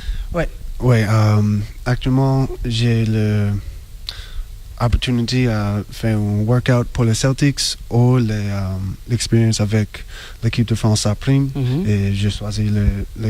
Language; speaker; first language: French; non-native, learner; English